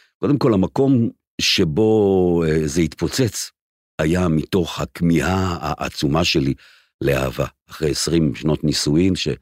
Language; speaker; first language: Hebrew; native; Hebrew